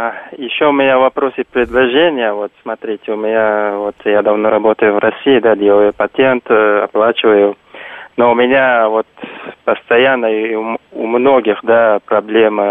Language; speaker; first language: Russian; non-native, fluent; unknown